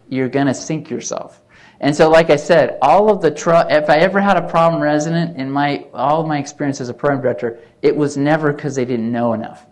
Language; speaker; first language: English; native; English